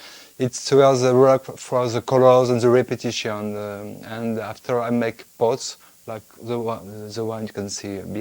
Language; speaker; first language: English; non-native, fluent; French